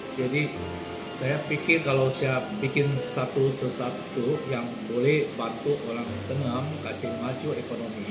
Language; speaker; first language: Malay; non-native, local second language; Hakka Chinese